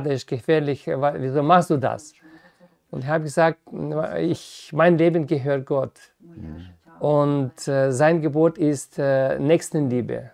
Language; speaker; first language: German; non-native, fluent; Ukrainian